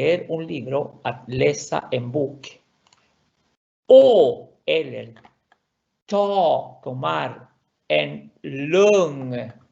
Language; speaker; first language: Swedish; non-native, fluent; Spanish